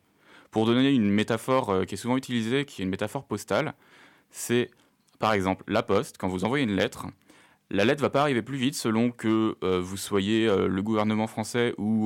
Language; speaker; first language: French; native; French